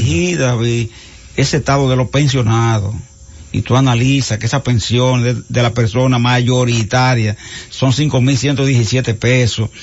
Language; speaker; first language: Spanish; native; Spanish